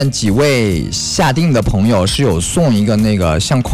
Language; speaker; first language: Chinese; native; Chinese